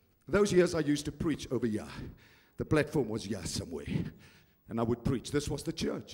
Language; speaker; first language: English; non-native, local second language; Afrikaans